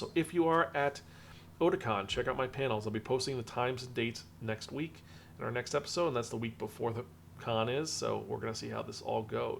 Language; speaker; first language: English; native; English